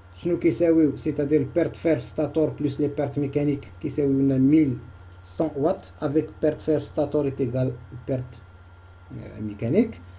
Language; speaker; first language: French; non-native, local second language; Arabic